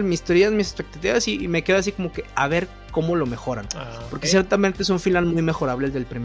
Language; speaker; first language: Spanish; native; Spanish